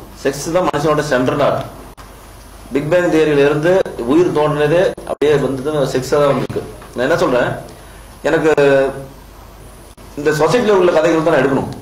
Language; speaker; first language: Tamil; native; Tamil